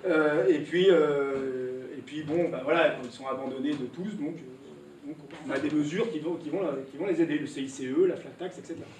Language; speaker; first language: French; native; French